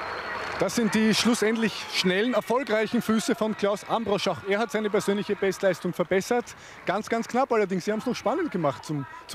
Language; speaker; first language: German; native; German